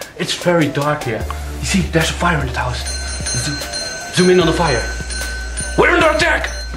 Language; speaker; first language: English; non-native, learner; Dutch